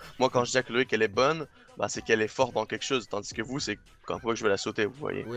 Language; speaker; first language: French; non-native, local second language; English